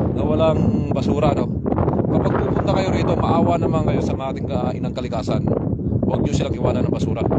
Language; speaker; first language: Filipino; non-native, local second language; Waray